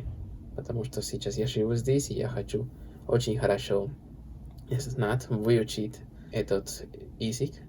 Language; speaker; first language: Russian; non-native, learner; Spanish